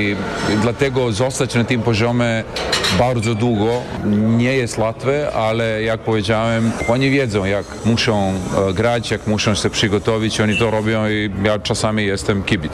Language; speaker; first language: Polish; non-native, fluent; Serbian